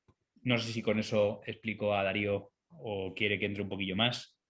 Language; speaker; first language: Spanish; native; Spanish